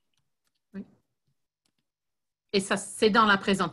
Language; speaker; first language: French; non-native, fluent; English